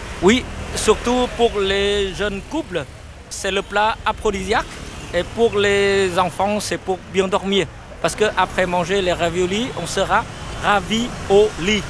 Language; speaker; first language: French; non-native, fluent; Vietnamese